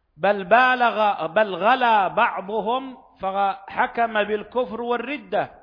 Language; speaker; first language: Arabic; native; Arabic